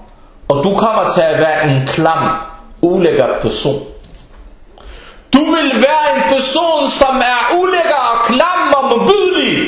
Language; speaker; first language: Danish; non-native, local second language; Arabic